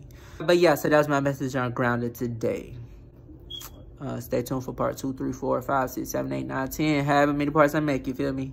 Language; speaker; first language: English; native; English